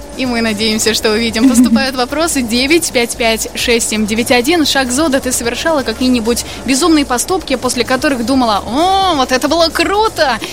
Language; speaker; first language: Russian; native; Russian